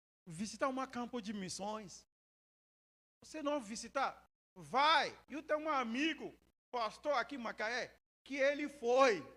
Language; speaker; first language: Portuguese; non-native, learner; Yoruba